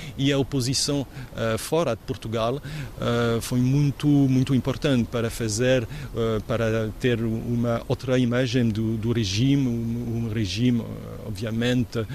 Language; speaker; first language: Portuguese; non-native, learner; French